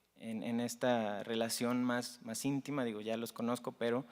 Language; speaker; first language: Spanish; native; Spanish